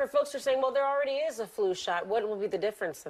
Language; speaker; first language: English; native; English